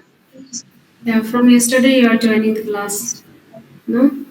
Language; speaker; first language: English; non-native, local second language; Hindi